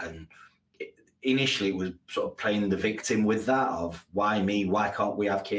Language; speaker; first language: English; native; English